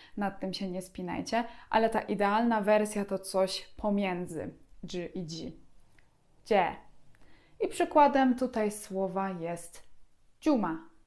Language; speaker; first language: Polish; native; Polish